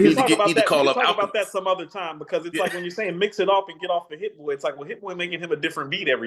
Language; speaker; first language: English; native; English